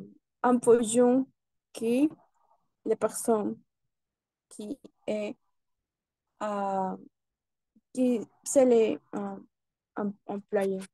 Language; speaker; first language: French; non-native, learner; Spanish